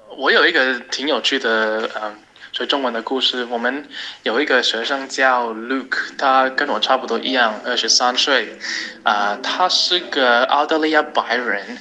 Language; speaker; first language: Chinese; non-native, fluent; English